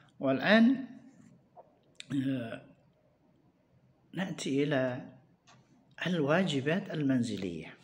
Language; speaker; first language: Arabic; non-native, fluent; Indonesian